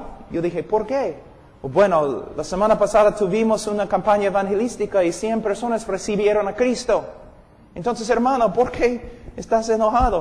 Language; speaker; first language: Spanish; non-native, fluent; English